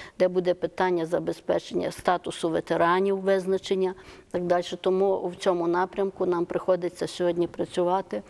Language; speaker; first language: Ukrainian; native; Ukrainian